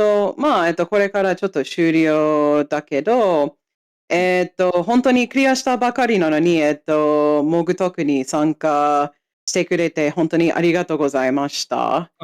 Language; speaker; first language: Japanese; non-native, fluent; English